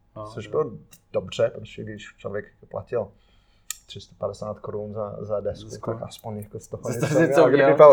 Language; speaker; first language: Czech; non-native, fluent; English